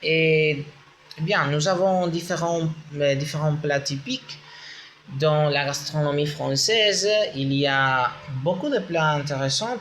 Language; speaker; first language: French; non-native, learner; Spanish